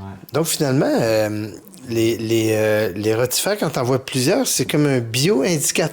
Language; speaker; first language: French; native; French